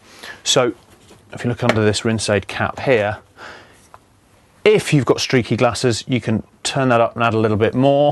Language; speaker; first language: English; native; English